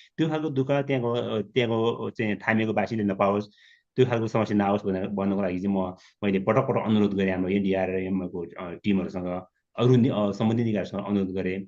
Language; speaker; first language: Nepali; non-native, local second language; Sherpa